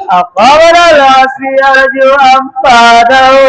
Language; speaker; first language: Arabic; non-native, learner; Bangla